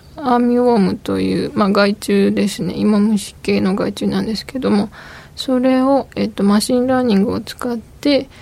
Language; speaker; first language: Japanese; native; Japanese